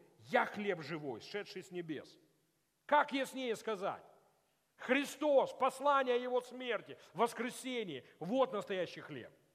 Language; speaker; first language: Russian; non-native, local second language; Ukrainian